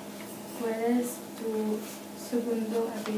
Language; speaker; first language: Spanish; non-native, learner; French